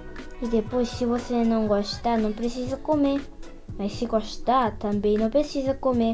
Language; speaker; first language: Portuguese; early bilingual, heritage; Portuguese